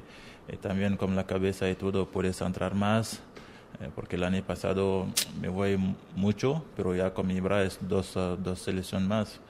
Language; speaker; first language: Spanish; non-native, learner; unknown